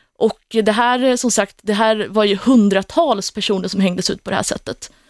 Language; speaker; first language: Swedish; native; Swedish